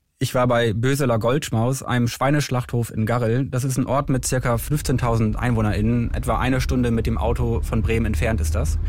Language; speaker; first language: German; native; German